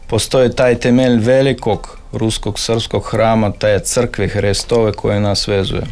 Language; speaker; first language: Serbian; non-native, fluent; Russian